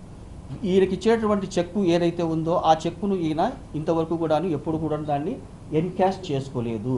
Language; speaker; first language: Telugu; native; Telugu